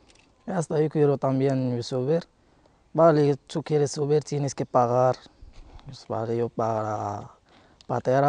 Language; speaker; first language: Spanish; non-native, learner; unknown